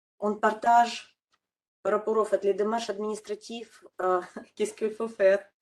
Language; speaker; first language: French; non-native, fluent; Ukrainian